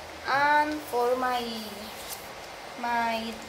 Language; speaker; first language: English; non-native, learner; Spanish